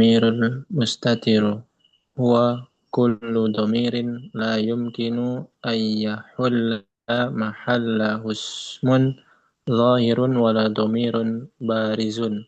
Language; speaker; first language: Arabic; non-native, learner; Indonesian